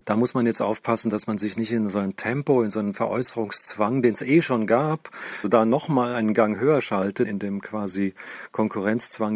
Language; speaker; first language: German; native; German